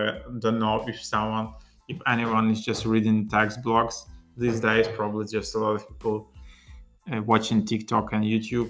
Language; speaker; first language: English; non-native, fluent; Ukrainian